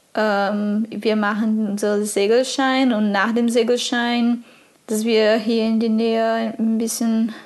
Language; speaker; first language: German; non-native, fluent; Portuguese